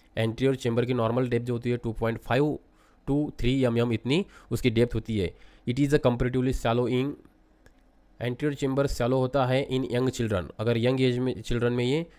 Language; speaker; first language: Hindi; non-native, local second language; Marathi